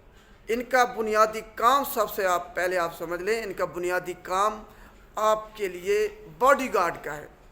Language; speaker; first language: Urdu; non-native, local second language; Punjabi